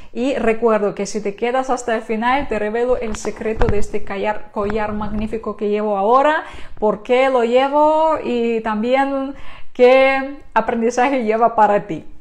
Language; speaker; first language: Spanish; non-native, fluent; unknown